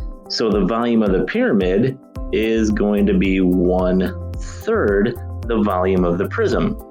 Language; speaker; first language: English; native; English